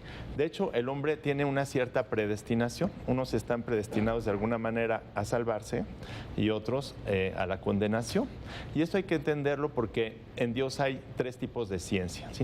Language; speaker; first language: Spanish; native; Spanish